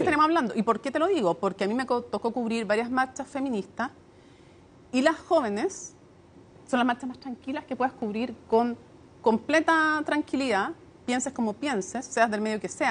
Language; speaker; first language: Spanish; native; Spanish